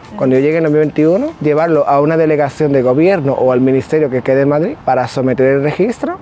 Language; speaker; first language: Spanish; native; Spanish